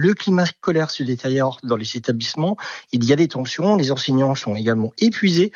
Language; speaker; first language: French; native; French